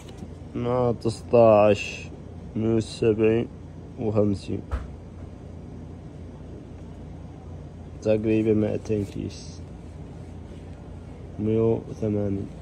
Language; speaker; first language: Arabic; non-native, learner; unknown